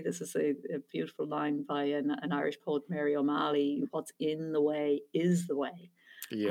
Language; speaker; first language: English; native; English